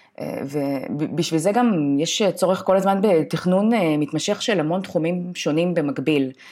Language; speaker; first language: Hebrew; native; Hebrew